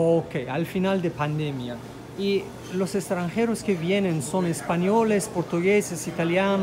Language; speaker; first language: Spanish; non-native, fluent; German